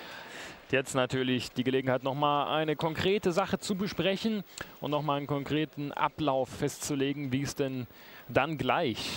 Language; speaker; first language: German; native; German